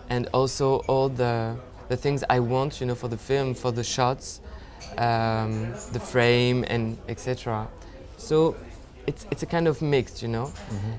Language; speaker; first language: English; non-native, fluent; French